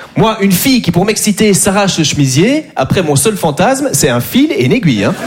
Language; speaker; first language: French; native; French